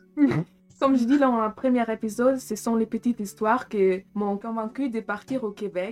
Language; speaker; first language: French; non-native, fluent; German